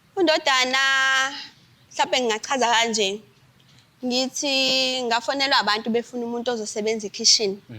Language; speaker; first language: Zulu; native; Zulu